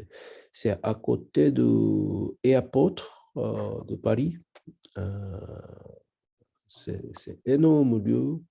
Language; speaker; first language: French; non-native, learner; Japanese